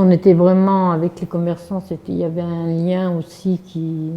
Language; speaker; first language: French; native; French